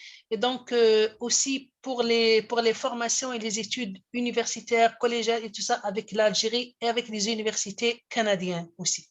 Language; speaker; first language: French; non-native, local second language; Arabic